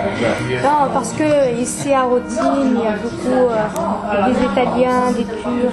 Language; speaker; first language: French; non-native, fluent; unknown